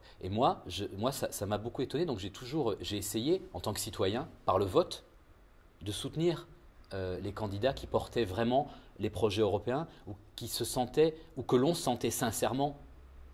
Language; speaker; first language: French; native; French